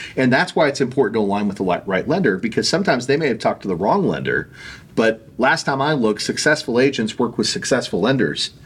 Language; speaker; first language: English; native; English